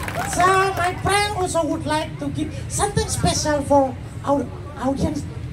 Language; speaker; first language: English; non-native, learner; Balinese